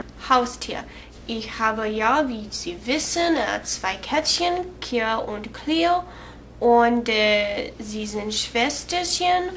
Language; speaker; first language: German; non-native, learner; English